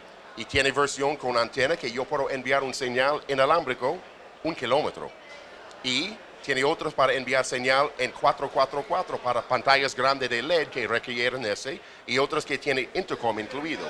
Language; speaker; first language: Spanish; non-native, fluent; English